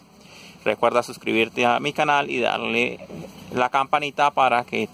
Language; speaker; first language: Spanish; native; Spanish